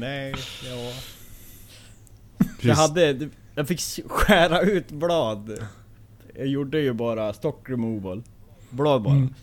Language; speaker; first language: Swedish; native; Swedish